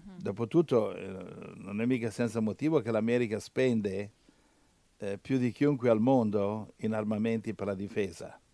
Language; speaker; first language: Italian; native; Italian